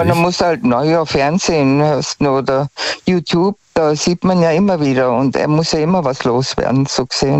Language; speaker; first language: German; native; German